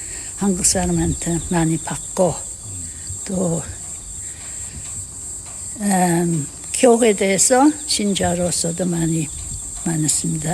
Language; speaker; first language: Korean; non-native, learner; English